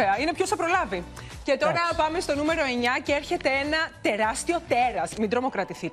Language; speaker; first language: Greek; native; Greek